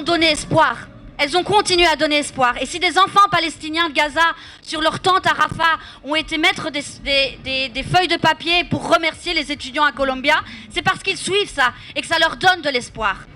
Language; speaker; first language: French; native; French